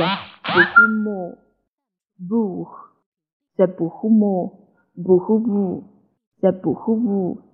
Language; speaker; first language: French; non-native, learner; Chinese